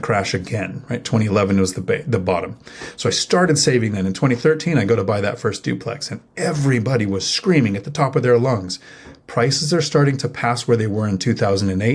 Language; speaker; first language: English; native; English